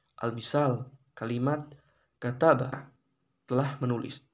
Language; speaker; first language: Indonesian; native; Indonesian